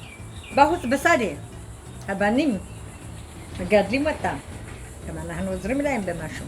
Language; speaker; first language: Hebrew; non-native, learner; Amharic